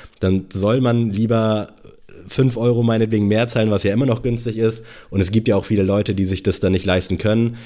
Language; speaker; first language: German; native; German